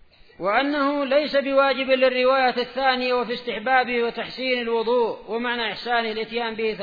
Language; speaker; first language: Arabic; native; Arabic